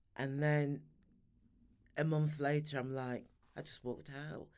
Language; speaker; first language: English; native; English